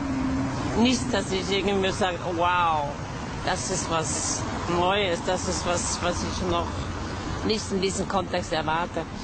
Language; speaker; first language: German; non-native, fluent; Norwegian